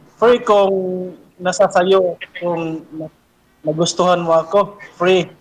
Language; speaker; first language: Filipino; non-native, local second language; Cebuano